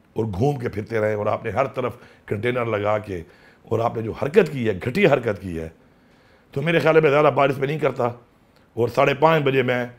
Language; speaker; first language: Urdu; non-native, local second language; Pashto